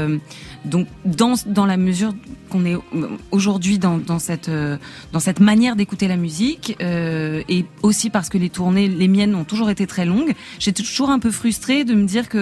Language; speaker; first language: French; native; French